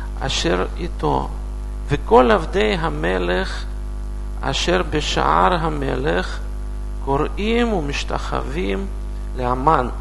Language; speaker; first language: Hebrew; non-native, learner; Russian